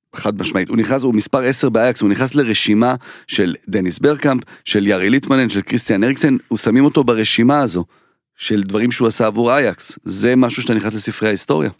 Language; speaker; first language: Hebrew; native; Hebrew